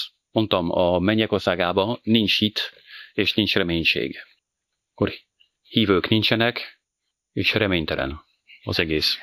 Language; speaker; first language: Hungarian; non-native, fluent; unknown